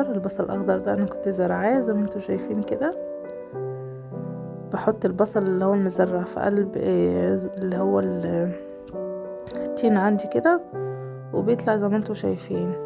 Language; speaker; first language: Arabic; native; Arabic